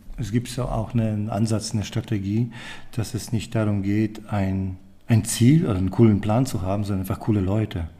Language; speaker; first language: German; non-native, fluent; Polish